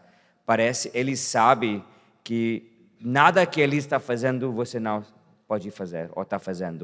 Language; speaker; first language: Portuguese; non-native, fluent; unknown